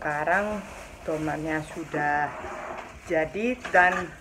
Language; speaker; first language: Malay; non-native, fluent; Spanish